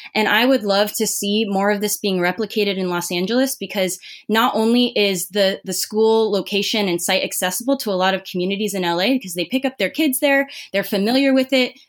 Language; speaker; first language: English; native; English